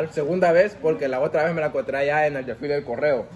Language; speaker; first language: Spanish; native; Spanish